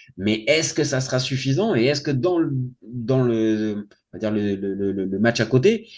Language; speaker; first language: French; native; French